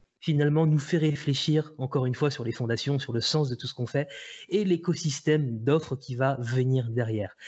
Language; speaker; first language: French; native; French